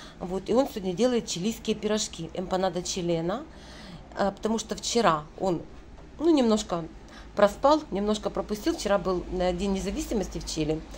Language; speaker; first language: Russian; native; Russian